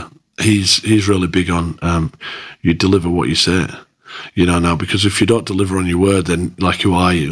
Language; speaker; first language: English; native; English